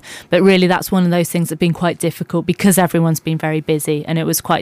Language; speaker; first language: English; native; English